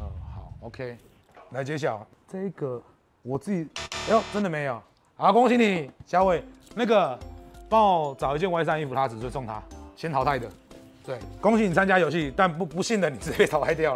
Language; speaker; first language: Chinese; native; Chinese